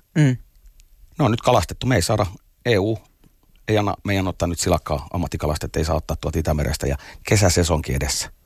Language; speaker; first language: Finnish; native; Finnish